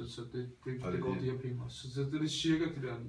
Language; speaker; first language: Danish; native; Danish